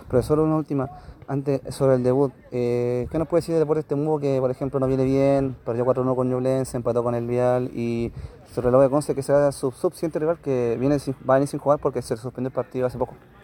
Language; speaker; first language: Spanish; native; Spanish